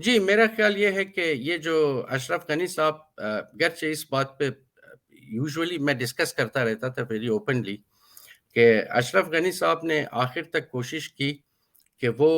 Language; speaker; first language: Hindi; non-native, fluent; Persian